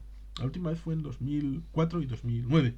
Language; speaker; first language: Spanish; native; Spanish